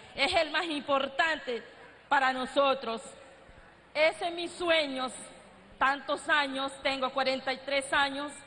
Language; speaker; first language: Spanish; non-native, local second language; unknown